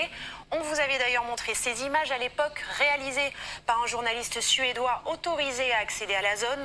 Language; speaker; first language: French; native; French